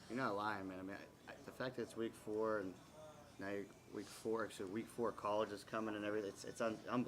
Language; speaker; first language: English; native; English